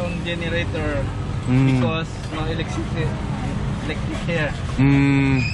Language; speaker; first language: English; non-native, learner; Filipino